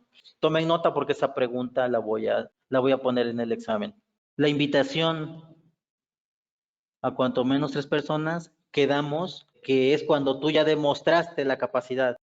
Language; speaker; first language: Spanish; native; Spanish